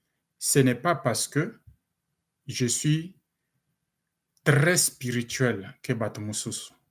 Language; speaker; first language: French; non-native, local second language; Lingala